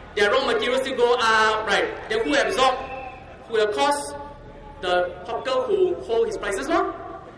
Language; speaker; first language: English; non-native, local second language; Chinese